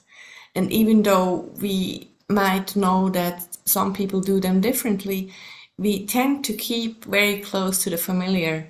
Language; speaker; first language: English; non-native, fluent; German